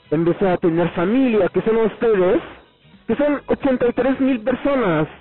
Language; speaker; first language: Spanish; non-native, fluent; Arabic